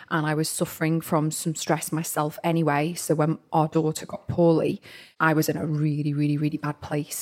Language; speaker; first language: English; native; English